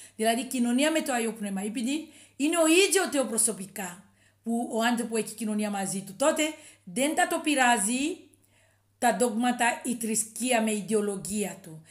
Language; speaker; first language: Greek; non-native, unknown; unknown